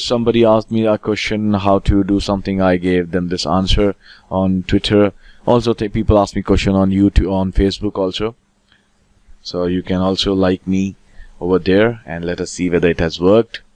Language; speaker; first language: English; non-native, local second language; Hindi